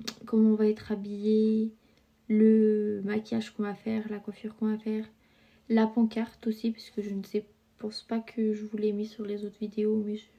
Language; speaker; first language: French; native; French